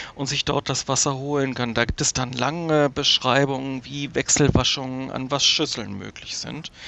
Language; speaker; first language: German; native; German